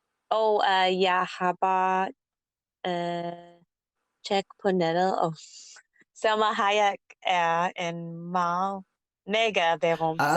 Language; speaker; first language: Danish; non-native, learner; English